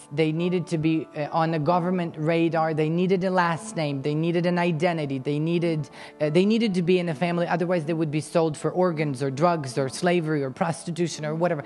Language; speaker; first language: English; non-native, fluent; Ukrainian